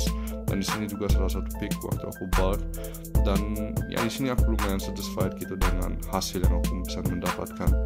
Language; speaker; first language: Indonesian; early bilingual, heritage; Indonesian